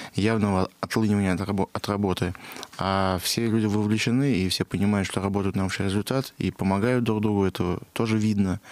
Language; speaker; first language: Russian; native; Russian